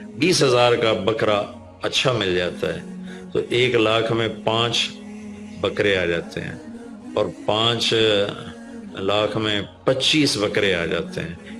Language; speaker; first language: Urdu; non-native, local second language; Punjabi